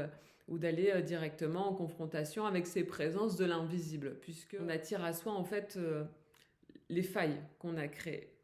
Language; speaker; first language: French; native; French